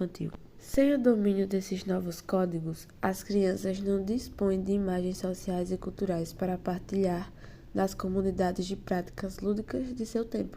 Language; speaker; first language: Portuguese; native; Portuguese